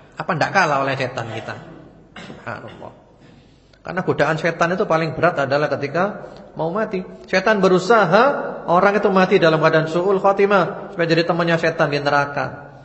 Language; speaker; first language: Indonesian; native; Indonesian